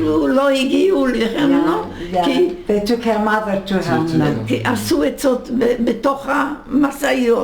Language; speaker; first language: Hebrew; non-native, fluent; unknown